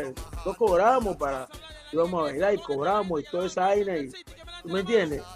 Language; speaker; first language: Spanish; non-native, local second language; English